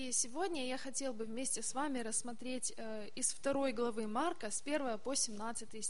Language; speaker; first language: Russian; native; Russian